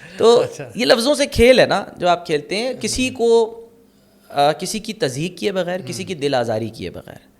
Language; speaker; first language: Urdu; native; Urdu